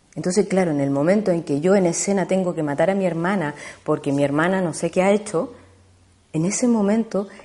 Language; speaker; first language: Spanish; native; Spanish